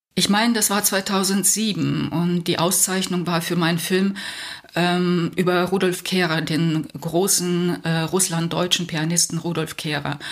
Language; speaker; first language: German; early bilingual, heritage; Plautdietsch